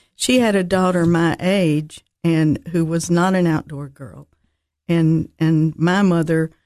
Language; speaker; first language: English; native; English